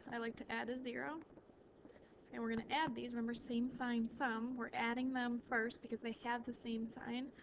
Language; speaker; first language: English; native; English